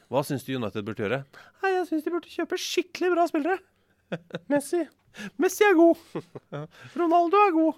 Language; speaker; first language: Norwegian; native; Norwegian